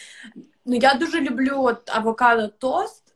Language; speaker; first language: Ukrainian; non-native, local second language; Russian